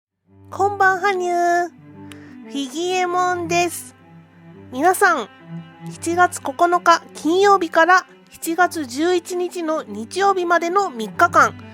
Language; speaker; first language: Japanese; native; Japanese